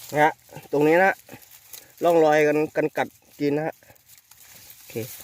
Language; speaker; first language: Thai; native; Thai